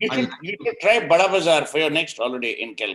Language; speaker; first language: English; non-native, local second language; Hindi